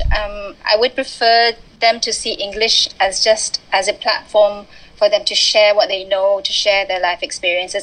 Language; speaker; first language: English; early bilingual, other home language; Malay